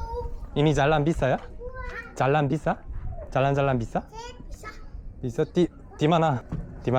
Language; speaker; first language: Indonesian; non-native, learner; Korean